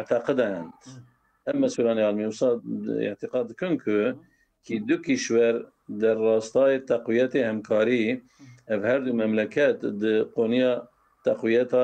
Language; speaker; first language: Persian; non-native, fluent; Kurdish